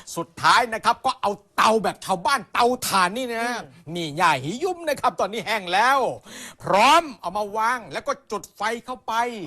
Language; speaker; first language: Thai; native; Thai